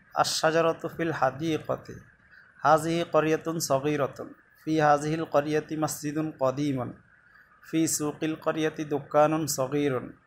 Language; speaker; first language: Arabic; non-native, fluent; Bangla